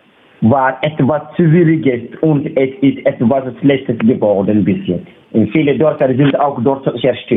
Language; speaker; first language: German; non-native, fluent; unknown